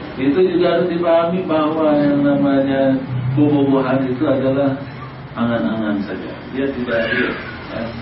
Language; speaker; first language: Indonesian; non-native, local second language; Sundanese